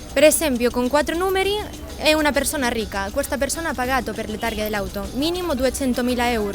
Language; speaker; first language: Italian; non-native, learner; Spanish